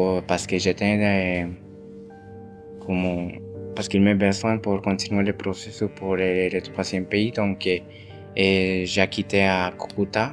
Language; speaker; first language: French; non-native, fluent; Spanish